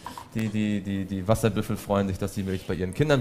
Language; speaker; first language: German; native; German